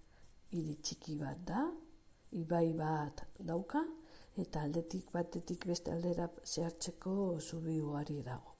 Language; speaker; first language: Basque; non-native, local second language; Spanish